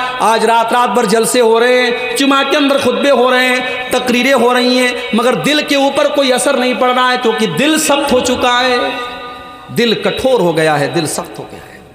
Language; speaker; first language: Urdu; native; Urdu